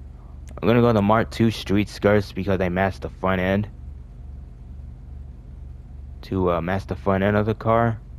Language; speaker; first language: English; native; English